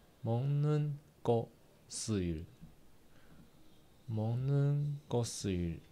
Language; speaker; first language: Korean; non-native, learner; Chinese